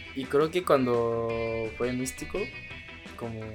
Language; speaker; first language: Spanish; non-native, learner; Japanese